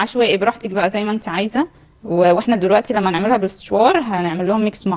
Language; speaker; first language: Arabic; native; Arabic